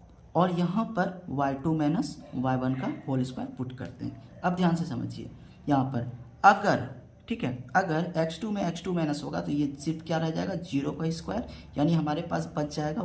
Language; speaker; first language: Hindi; native; Hindi